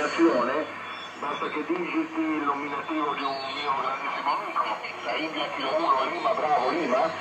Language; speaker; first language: Italian; native; Italian